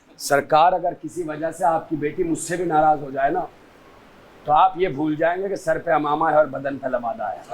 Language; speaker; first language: Urdu; native; Urdu